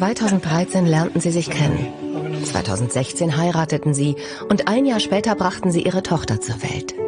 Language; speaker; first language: German; native; German